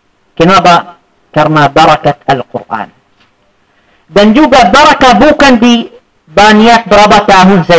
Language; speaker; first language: Indonesian; non-native, fluent; Arabic